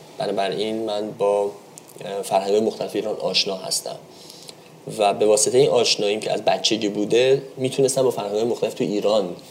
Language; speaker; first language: Persian; native; Persian